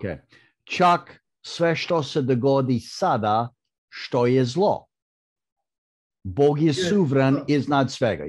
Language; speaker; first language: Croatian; early bilingual, heritage; Croatian